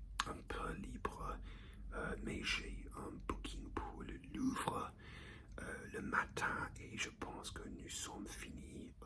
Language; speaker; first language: French; non-native, learner; English